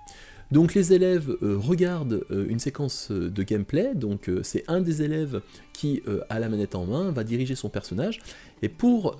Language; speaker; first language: French; native; French